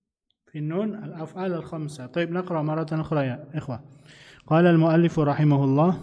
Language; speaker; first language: Arabic; non-native, fluent; Indonesian